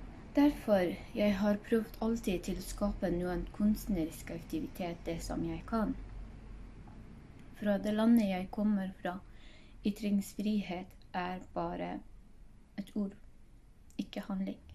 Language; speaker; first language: Norwegian; non-native, fluent; Hazaragi